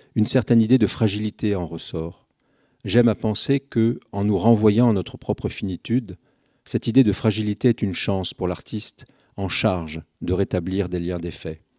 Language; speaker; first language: French; native; French